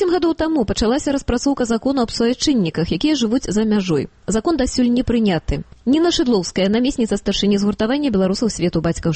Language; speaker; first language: Belarusian; native; Belarusian